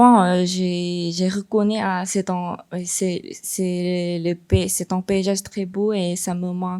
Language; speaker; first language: French; non-native, fluent; Korean